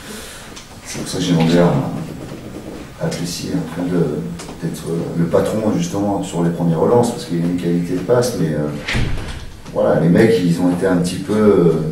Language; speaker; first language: French; native; French